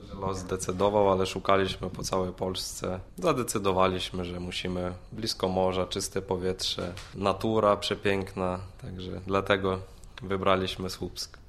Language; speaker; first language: Polish; non-native, fluent; Ukrainian